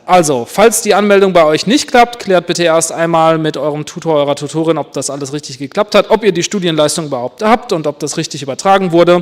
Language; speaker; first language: German; native; German